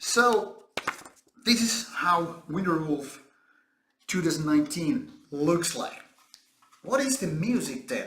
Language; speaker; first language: English; non-native, fluent; Finnish